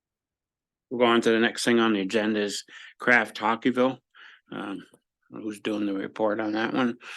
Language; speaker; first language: English; native; English